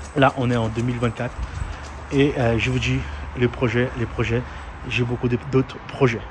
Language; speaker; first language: French; non-native, fluent; Portuguese